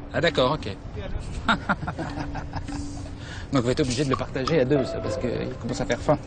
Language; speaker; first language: French; native; French